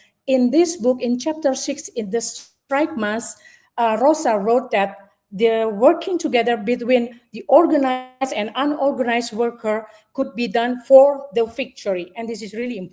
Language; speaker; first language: English; non-native, fluent; Indonesian